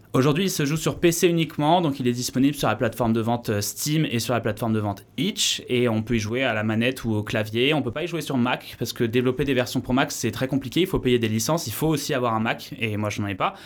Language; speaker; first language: French; native; French